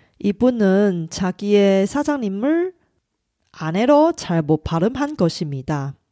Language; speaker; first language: Korean; non-native, fluent; Chinese